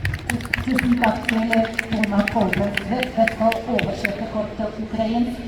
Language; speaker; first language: Norwegian; non-native, fluent; Ukrainian